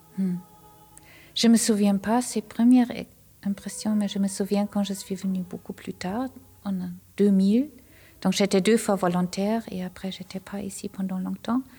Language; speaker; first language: French; non-native, fluent; German